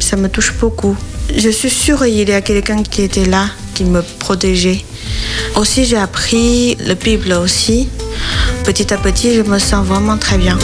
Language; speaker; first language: French; non-native, learner; Chinese